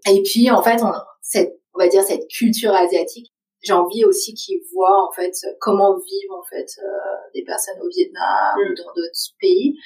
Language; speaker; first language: French; early bilingual, other home language; Vietnamese